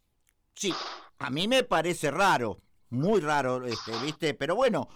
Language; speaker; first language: Spanish; native; Spanish